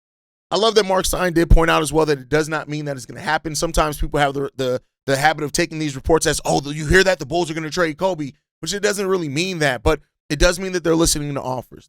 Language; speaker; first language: English; native; English